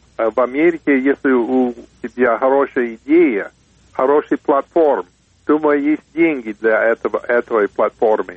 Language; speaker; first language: Russian; non-native, fluent; English